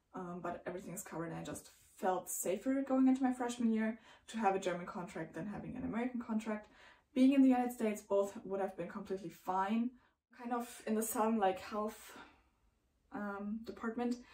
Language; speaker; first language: English; non-native, fluent; German